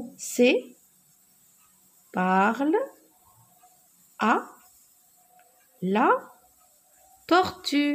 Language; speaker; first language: French; non-native, local second language; Arabic